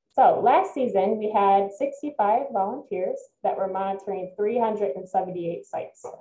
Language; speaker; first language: English; native; English